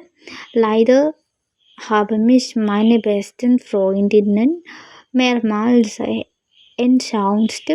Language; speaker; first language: German; non-native, learner; Malayalam